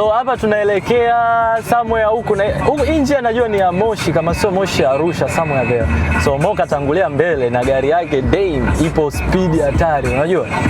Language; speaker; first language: Swahili; native; Swahili